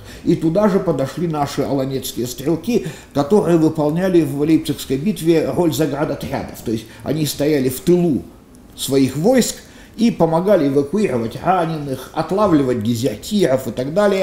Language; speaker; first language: Russian; native; Russian